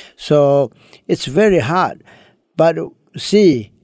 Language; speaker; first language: English; early bilingual, other home language; Chinese